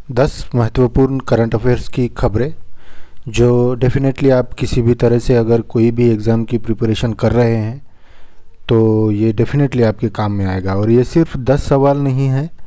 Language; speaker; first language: Hindi; non-native, local second language; Marathi